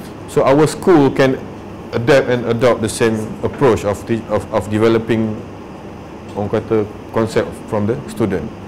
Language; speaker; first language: English; non-native, local second language; Malay